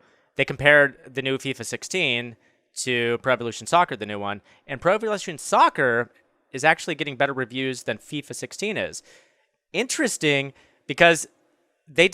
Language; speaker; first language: English; native; English